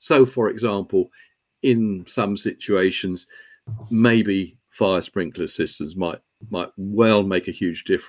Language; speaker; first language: English; native; English